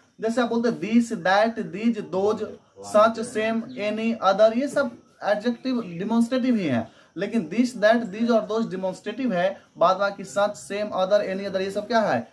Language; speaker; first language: Hindi; native; Hindi